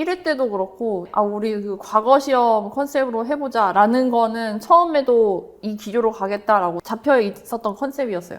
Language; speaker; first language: Korean; native; Korean